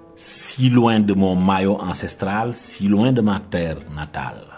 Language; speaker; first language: French; non-native, local second language; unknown